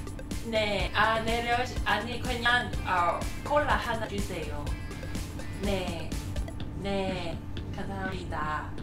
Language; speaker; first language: Korean; non-native, learner; Cantonese